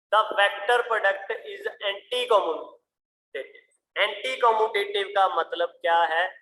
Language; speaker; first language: Hindi; non-native, local second language; Punjabi